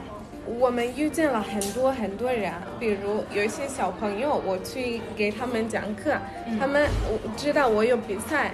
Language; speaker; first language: Chinese; non-native, learner; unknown